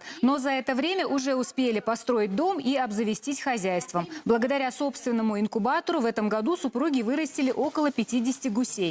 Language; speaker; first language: Russian; native; Russian